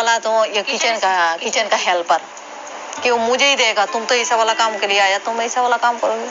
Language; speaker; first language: Hindi; non-native, local second language; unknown